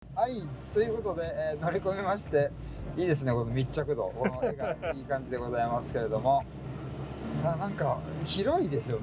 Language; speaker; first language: Japanese; native; Japanese